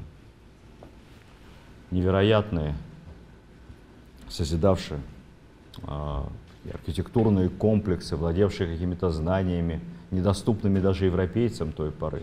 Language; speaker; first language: Russian; native; Russian